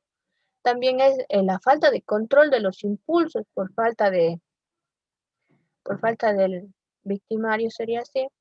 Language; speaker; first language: Spanish; native; Spanish